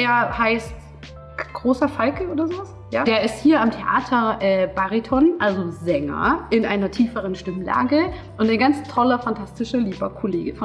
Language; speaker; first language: German; native; German